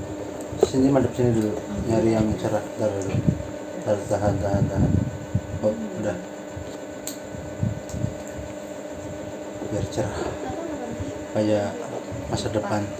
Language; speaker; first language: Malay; non-native, local second language; Javanese